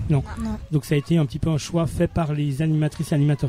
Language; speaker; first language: French; native; French